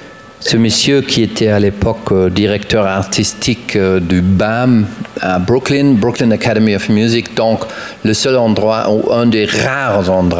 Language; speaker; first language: French; non-native, fluent; German